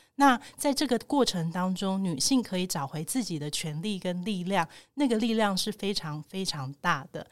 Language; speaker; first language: Chinese; native; Chinese